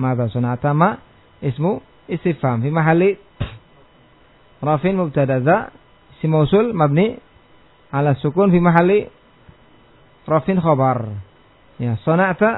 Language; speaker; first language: Arabic; non-native, fluent; Indonesian